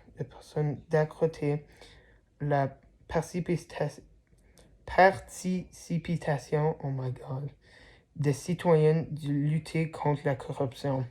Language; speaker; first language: French; non-native, learner; English